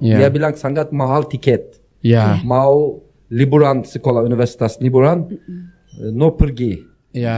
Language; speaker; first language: Indonesian; non-native, learner; Turkish